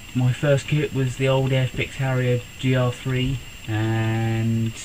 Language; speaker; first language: English; native; English